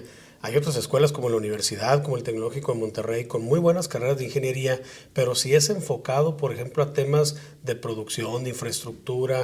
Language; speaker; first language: Spanish; native; Spanish